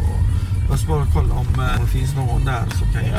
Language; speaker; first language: Swedish; non-native, fluent; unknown